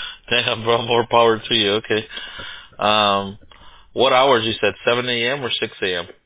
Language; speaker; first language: English; early bilingual, other home language; Spanish